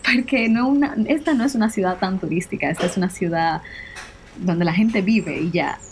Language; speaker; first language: Spanish; native; Spanish